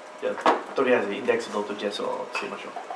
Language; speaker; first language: Japanese; non-native, learner; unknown